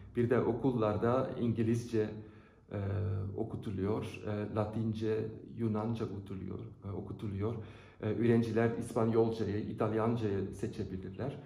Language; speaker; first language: Turkish; non-native, fluent; Dutch